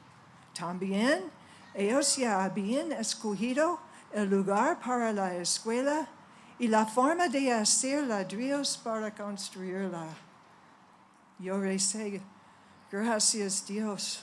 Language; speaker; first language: Spanish; non-native, fluent; English